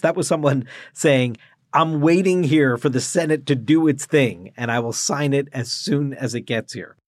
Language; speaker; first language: English; native; English